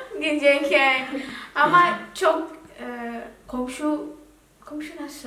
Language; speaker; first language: Turkish; non-native, learner; Indonesian